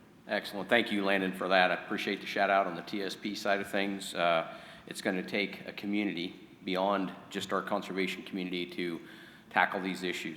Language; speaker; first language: English; native; English